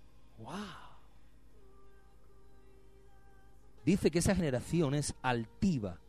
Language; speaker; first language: Spanish; native; Spanish